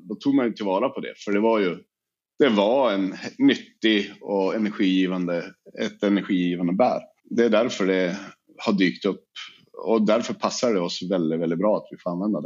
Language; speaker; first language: Swedish; native; Swedish